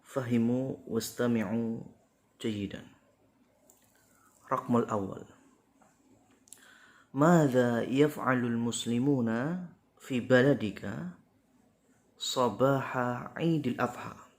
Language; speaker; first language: Arabic; non-native, fluent; Indonesian